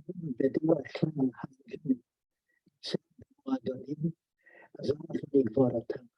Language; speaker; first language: Hebrew; non-native, fluent; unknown